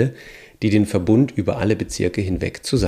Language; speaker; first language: German; native; German